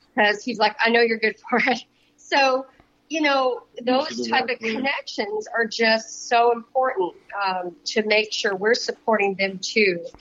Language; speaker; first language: English; native; English